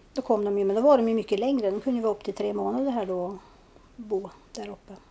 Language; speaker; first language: Swedish; native; Swedish